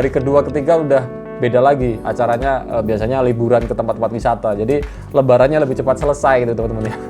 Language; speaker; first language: Indonesian; non-native, local second language; Javanese